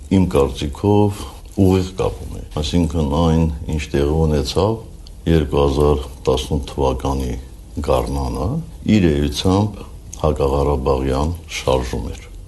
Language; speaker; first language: Armenian; native; Armenian